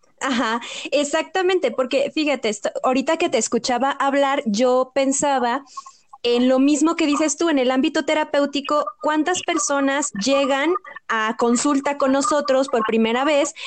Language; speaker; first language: Spanish; native; Spanish